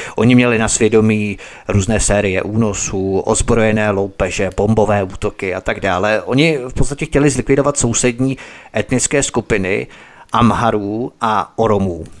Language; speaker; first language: Czech; native; Czech